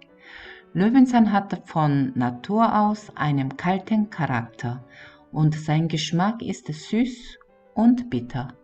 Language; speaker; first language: German; non-native, fluent; Korean